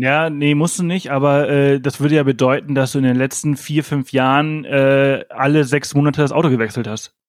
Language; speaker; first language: German; native; German